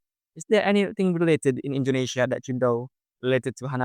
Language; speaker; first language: English; non-native, fluent; Indonesian